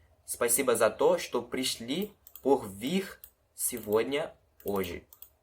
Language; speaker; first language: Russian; non-native, fluent; Portuguese